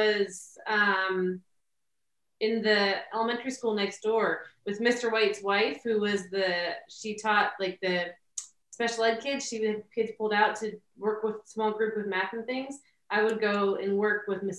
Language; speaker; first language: English; native; English